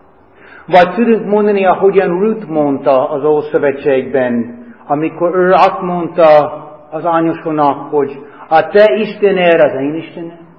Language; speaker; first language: Hungarian; non-native, fluent; English